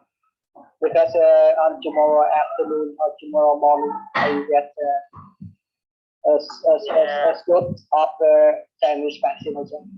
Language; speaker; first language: English; non-native, learner; Vietnamese